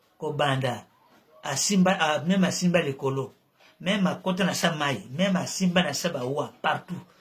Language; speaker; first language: Lingala; non-native, local second language; Kongo